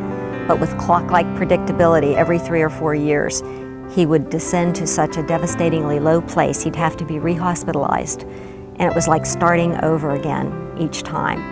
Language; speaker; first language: English; native; English